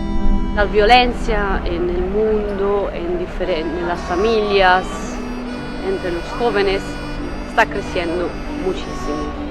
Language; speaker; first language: Spanish; non-native, fluent; Italian